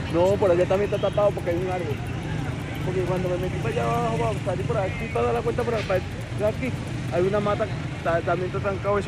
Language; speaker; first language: Spanish; native; Spanish